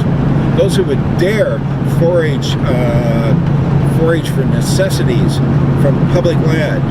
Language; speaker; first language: English; native; English